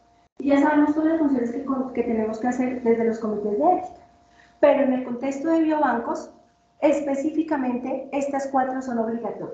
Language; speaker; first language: Spanish; native; Spanish